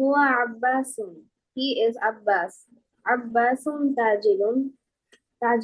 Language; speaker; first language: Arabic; non-native, learner; Bangla